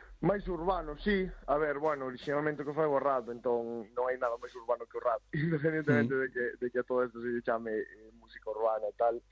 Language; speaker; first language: Galician; native; Galician